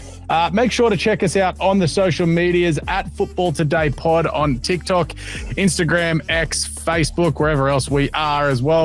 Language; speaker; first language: English; native; English